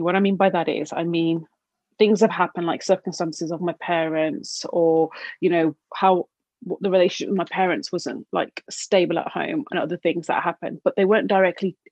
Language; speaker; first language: English; native; English